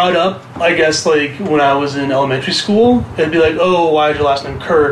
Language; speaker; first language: English; native; English